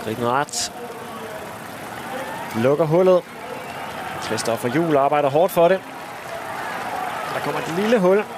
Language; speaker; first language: Danish; native; Danish